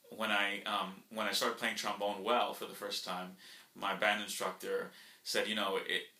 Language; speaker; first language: English; early bilingual, other home language; Spanish